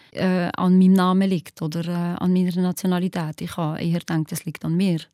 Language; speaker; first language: German; early bilingual, other home language; Albanian